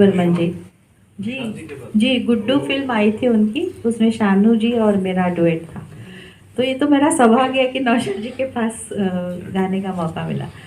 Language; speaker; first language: Hindi; non-native, local second language; Marathi